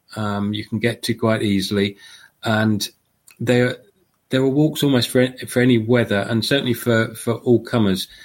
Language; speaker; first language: English; native; English